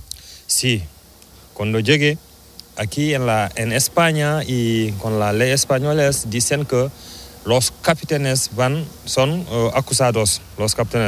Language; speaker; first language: Spanish; non-native, learner; Fula